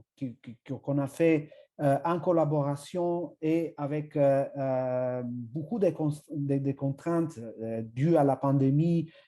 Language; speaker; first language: French; non-native, fluent; Italian